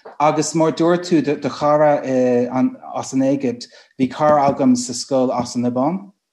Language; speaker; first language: Irish; non-native, local second language; English